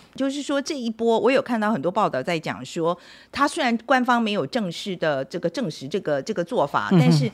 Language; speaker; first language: Chinese; native; Chinese